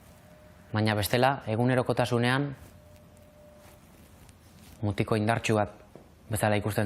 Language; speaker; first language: Basque; native; Basque